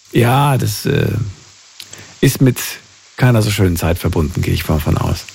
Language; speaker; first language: German; native; German